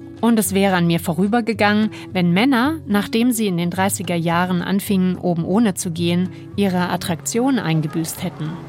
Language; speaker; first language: German; native; German